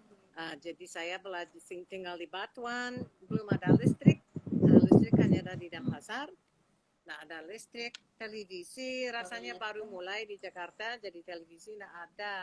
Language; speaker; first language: Indonesian; non-native, fluent; English